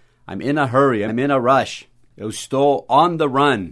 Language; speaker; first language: English; native; English